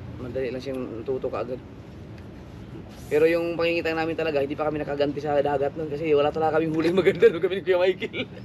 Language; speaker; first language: Filipino; native; Filipino